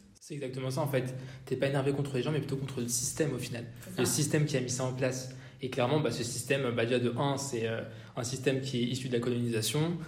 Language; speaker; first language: French; native; French